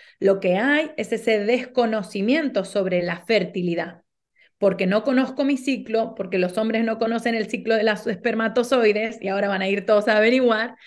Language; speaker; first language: Spanish; native; Spanish